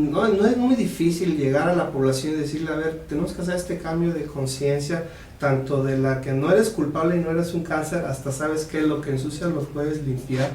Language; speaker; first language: Spanish; native; Spanish